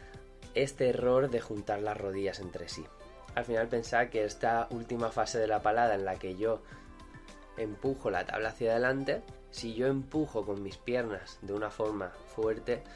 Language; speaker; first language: Spanish; native; Spanish